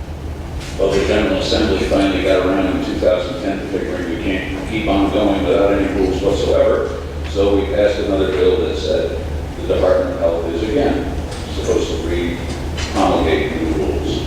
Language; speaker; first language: English; native; English